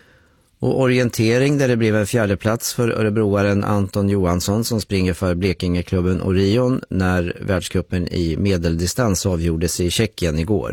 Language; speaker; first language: Swedish; native; Swedish